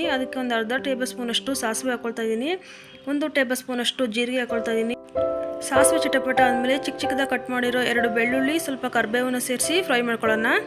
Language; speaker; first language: Kannada; native; Kannada